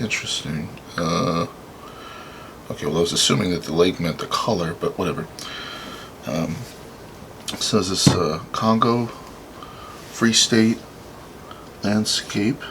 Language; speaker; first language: English; native; English